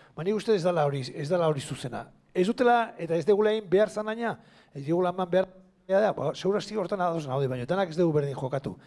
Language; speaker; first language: Basque; native; Basque